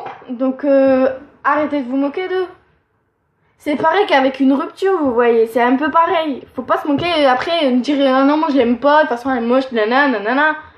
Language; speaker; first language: French; native; French